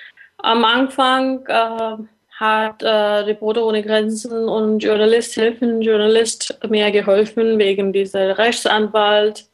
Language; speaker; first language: German; non-native, learner; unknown